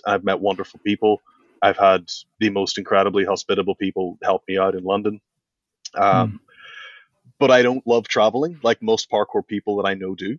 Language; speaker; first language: English; native; English